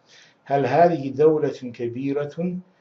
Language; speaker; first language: Arabic; non-native, fluent; Russian